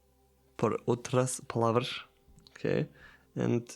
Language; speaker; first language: Portuguese; non-native, learner; German